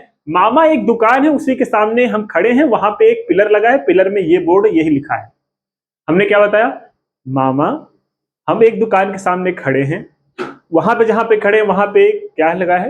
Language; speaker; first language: Hindi; native; Hindi